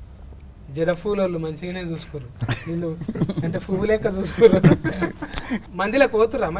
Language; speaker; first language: Telugu; native; Telugu